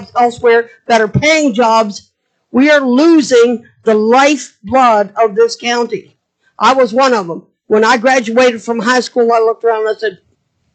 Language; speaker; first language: English; native; English